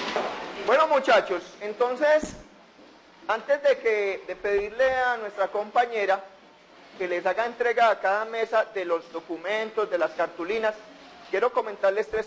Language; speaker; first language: Spanish; native; Spanish